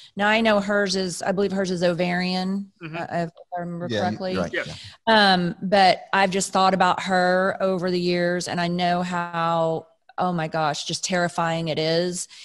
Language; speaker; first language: English; native; English